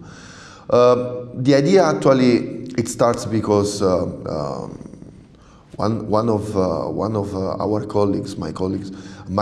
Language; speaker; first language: English; non-native, fluent; Italian